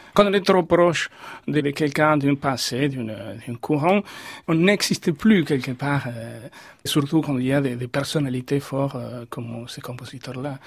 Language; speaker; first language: French; non-native, fluent; Spanish